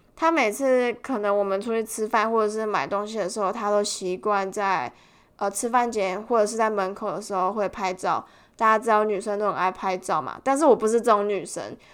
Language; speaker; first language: Chinese; native; Chinese